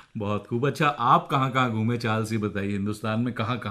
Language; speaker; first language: Hindi; native; Hindi